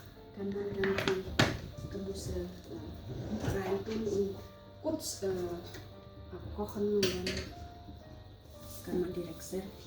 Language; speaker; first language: German; non-native, fluent; Javanese